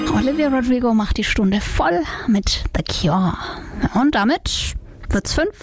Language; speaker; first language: German; native; German